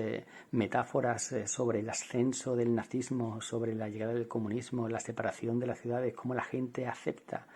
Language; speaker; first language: Spanish; native; Spanish